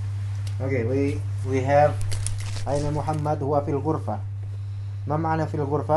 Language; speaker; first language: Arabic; non-native, fluent; Indonesian